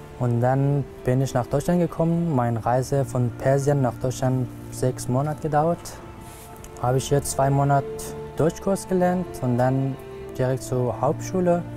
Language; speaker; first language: German; non-native, learner; Persian